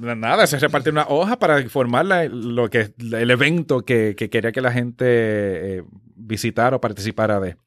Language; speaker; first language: Spanish; native; Spanish